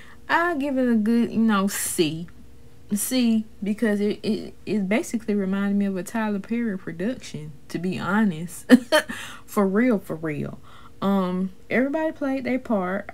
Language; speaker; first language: English; native; English